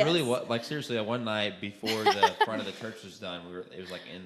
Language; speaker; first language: English; native; English